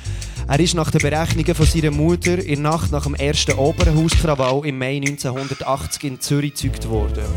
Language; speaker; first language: German; native; German